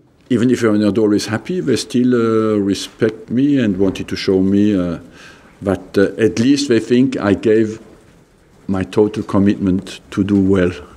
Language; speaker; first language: English; non-native, fluent; French